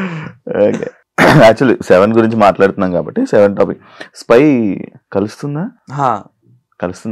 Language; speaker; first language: Telugu; native; Telugu